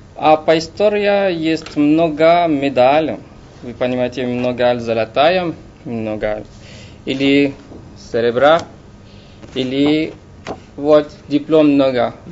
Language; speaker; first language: Russian; non-native, learner; French